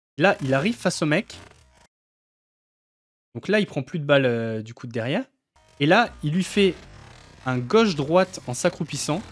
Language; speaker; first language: French; native; French